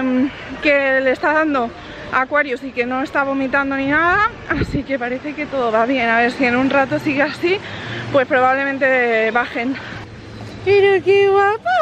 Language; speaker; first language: Spanish; native; Spanish